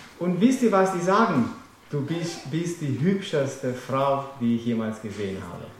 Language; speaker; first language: German; non-native, fluent; Romanian